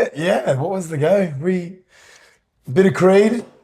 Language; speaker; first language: English; native; English